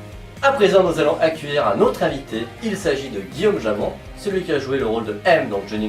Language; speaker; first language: French; native; French